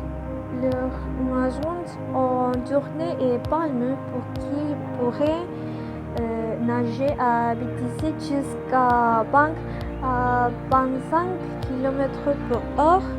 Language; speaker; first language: French; non-native, learner; Spanish